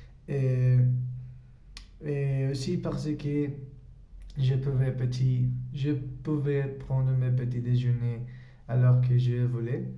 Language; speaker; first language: French; non-native, learner; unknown